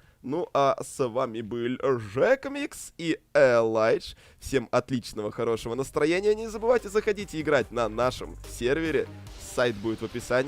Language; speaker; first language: Russian; native; Russian